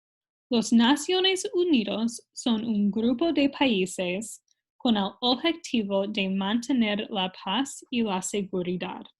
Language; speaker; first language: Spanish; non-native, fluent; English